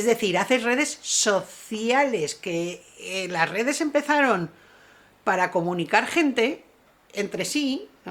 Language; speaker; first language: Spanish; native; Spanish